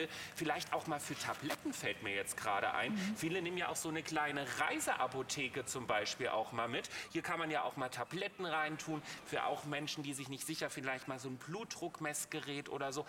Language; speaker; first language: German; native; German